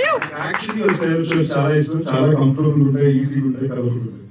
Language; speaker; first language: Telugu; non-native, fluent; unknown